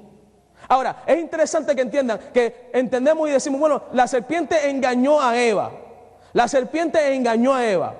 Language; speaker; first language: Spanish; native; Spanish